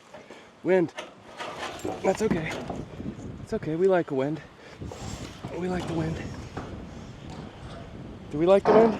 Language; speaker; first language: English; native; English